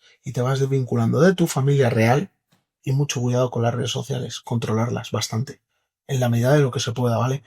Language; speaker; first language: Spanish; native; Spanish